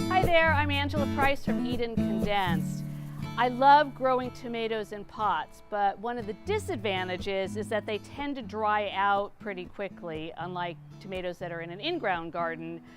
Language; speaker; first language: English; native; English